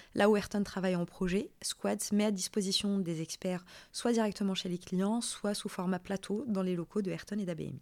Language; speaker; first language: French; non-native, local second language; Arabic